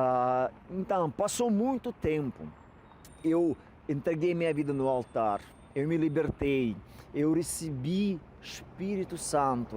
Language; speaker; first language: Portuguese; non-native, fluent; Russian